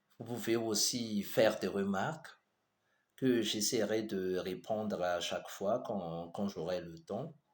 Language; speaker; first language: French; non-native, local second language; Malagasy